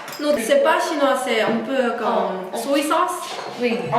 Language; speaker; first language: French; non-native, learner; Korean